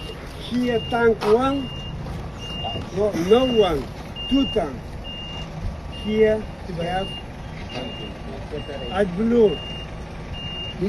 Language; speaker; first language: English; non-native, learner; Russian